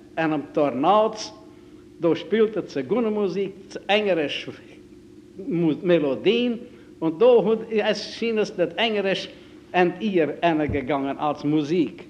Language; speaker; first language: German; native; German